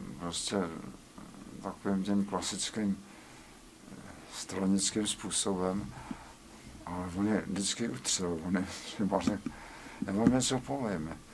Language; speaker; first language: Czech; native; Czech